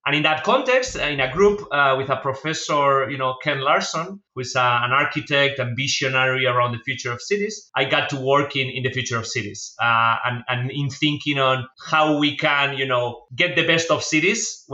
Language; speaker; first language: English; non-native, fluent; Spanish